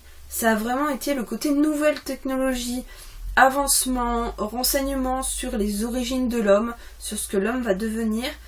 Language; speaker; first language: French; native; French